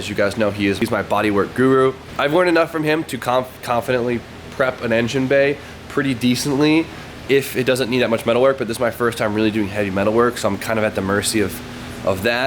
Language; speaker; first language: English; native; English